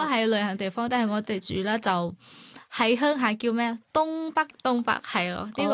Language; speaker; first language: Cantonese; non-native, learner; Thai